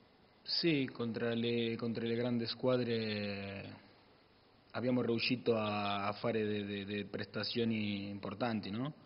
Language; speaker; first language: Italian; non-native, learner; Spanish